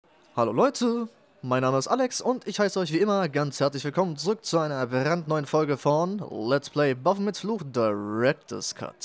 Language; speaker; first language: German; native; German